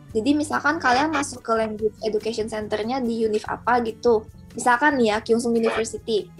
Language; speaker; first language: Indonesian; native; Indonesian